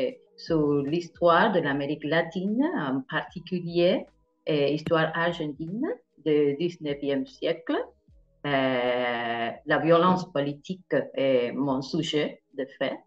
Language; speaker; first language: French; non-native, fluent; Spanish